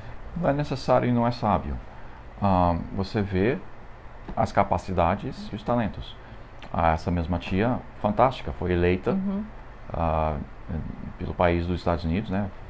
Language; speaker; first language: Portuguese; non-native, fluent; English